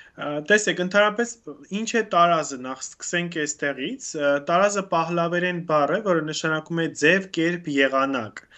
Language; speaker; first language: Armenian; native; Armenian